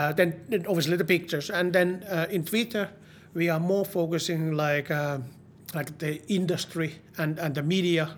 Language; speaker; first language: English; non-native, learner; Finnish